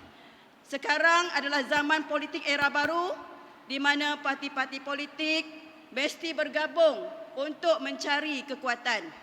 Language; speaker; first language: Malay; native; Malay